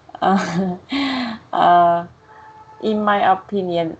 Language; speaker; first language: English; non-native, learner; Vietnamese